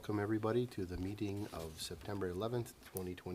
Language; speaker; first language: English; non-native, local second language; French